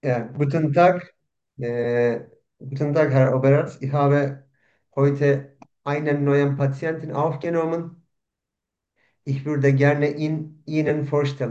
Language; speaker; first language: German; non-native, fluent; Turkish